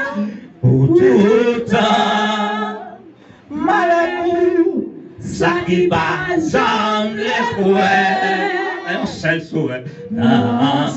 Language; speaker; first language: French; non-native, learner; Haitian Creole